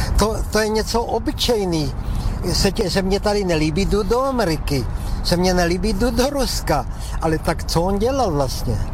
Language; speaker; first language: Czech; non-native, local second language; Slovak